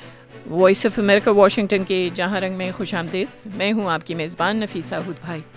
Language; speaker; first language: Urdu; native; Urdu